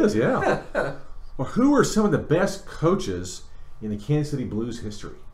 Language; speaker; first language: English; native; English